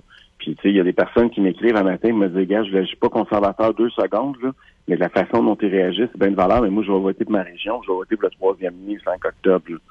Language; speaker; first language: French; native; French